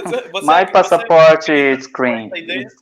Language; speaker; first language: English; non-native, learner; Portuguese